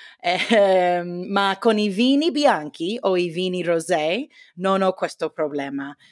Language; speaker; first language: Italian; non-native, learner; English